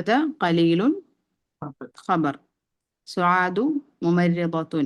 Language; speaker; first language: Arabic; non-native, fluent; Malayalam